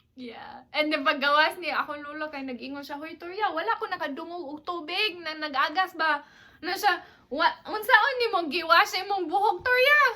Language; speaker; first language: Cebuano; non-native, local second language; English